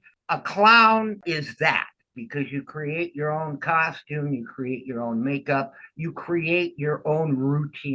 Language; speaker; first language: English; native; English